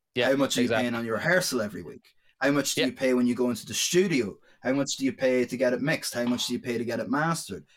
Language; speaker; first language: English; native; English